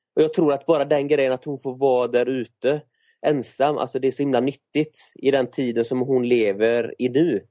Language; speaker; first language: Swedish; native; Swedish